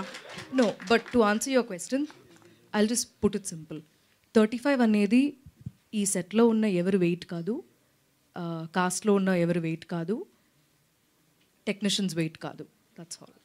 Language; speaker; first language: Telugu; non-native, fluent; Malayalam